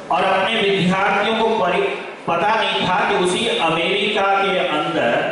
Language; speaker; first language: Hindi; non-native, local second language; Kannada